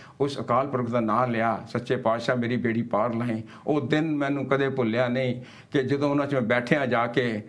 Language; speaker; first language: Punjabi; early bilingual, heritage; Punjabi